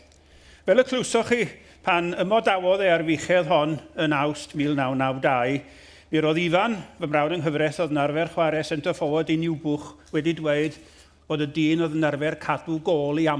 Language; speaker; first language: Welsh; native; Welsh